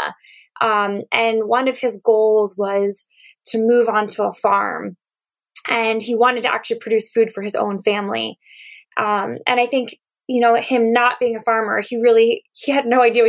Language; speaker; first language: English; native; English